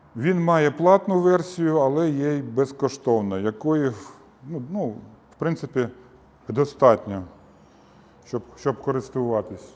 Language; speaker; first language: Ukrainian; native; Ukrainian